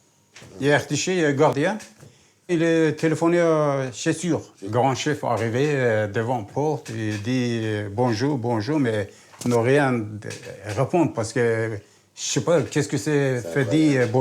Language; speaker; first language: French; non-native, learner; Turkish